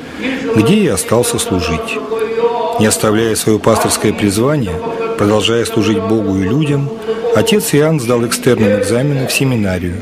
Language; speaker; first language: Russian; native; Russian